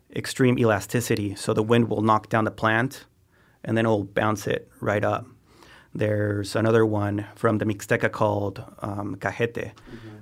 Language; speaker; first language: English; non-native, fluent; Spanish